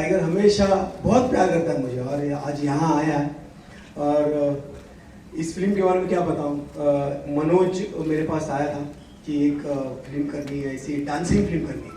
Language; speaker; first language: Hindi; native; Hindi